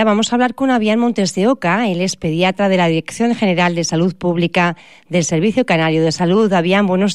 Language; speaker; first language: Spanish; native; Spanish